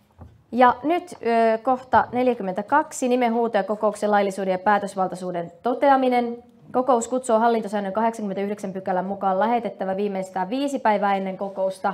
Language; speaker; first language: Finnish; native; Finnish